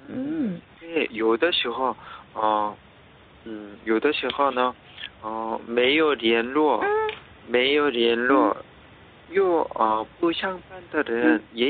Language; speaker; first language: Chinese; non-native, learner; Korean